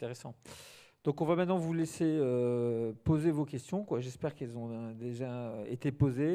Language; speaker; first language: French; native; French